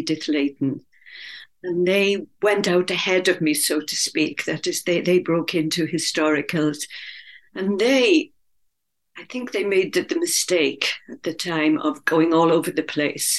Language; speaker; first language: English; native; English